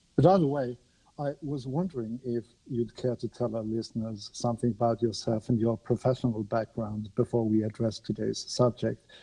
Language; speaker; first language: English; non-native, fluent; Norwegian